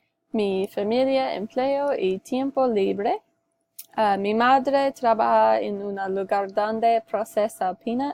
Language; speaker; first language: Spanish; non-native, learner; English